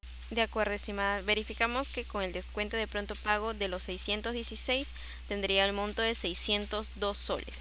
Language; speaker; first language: Spanish; native; Spanish